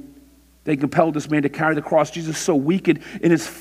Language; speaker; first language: English; native; English